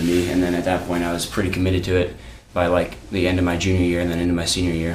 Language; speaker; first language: English; native; English